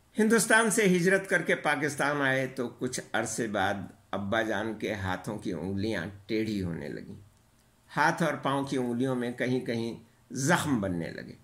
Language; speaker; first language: Urdu; native; Urdu